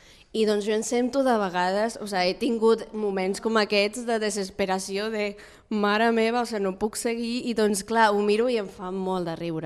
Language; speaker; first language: Catalan; non-native, fluent; Spanish